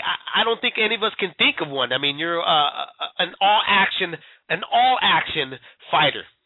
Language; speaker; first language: English; early bilingual, other home language; Spanish